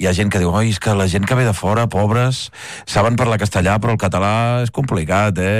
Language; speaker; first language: Catalan; native; Catalan